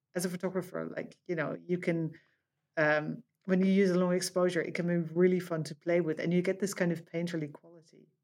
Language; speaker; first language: English; non-native, fluent; Dutch